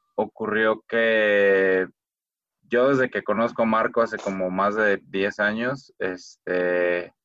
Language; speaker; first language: Spanish; native; Spanish